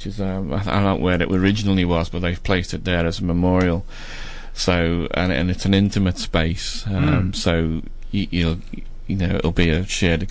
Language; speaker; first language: English; native; English